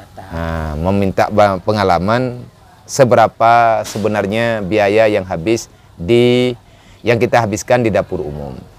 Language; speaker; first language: Indonesian; non-native, local second language; Achinese